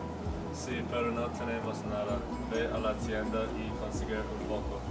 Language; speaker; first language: Spanish; non-native, learner; English